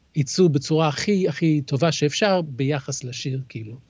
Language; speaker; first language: Hebrew; early bilingual, other home language; English